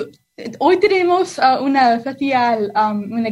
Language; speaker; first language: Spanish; non-native, learner; English